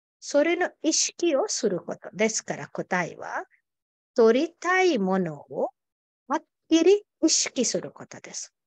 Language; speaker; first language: Japanese; non-native, fluent; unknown